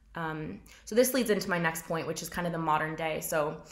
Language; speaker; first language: English; native; English